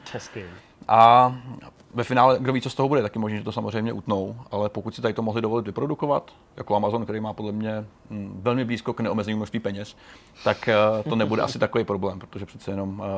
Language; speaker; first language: Czech; native; Czech